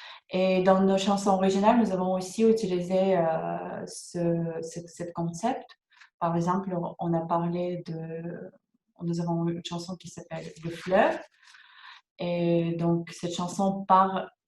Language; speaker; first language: French; non-native, fluent; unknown